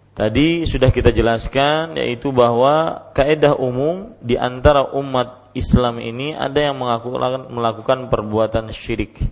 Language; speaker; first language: Indonesian; non-native, local second language; Banjar